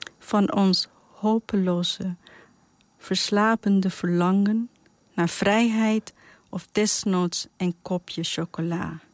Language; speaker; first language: Dutch; non-native, fluent; Persian